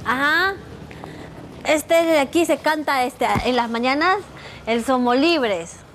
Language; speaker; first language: Spanish; native; Spanish